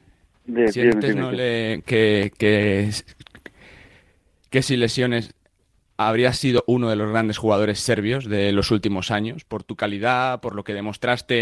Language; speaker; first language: Spanish; native; Spanish